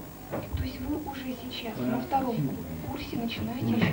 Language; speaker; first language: Russian; native; Russian